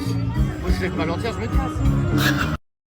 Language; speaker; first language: French; native; French